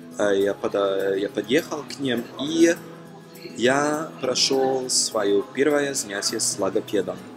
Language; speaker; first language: Russian; non-native, fluent; German